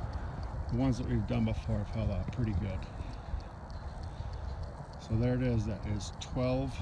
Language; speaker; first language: English; native; English